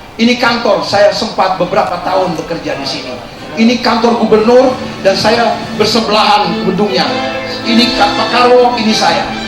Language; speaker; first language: Indonesian; early bilingual, heritage; Indonesian